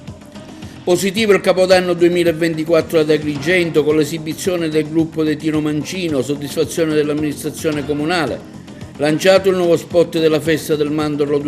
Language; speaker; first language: Italian; native; Italian